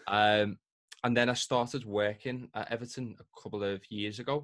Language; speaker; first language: English; native; English